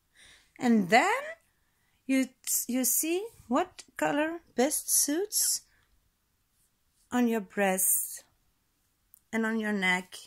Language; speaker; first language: English; non-native, fluent; Dutch